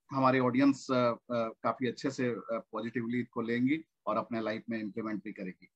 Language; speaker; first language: Hindi; native; Hindi